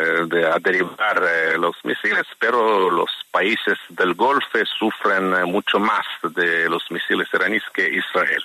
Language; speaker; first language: Spanish; non-native, fluent; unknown